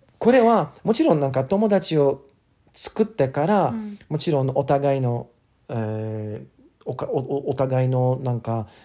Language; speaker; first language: Japanese; non-native, fluent; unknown